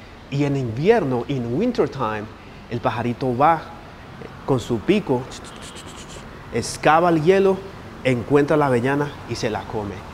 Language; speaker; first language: Spanish; native; Spanish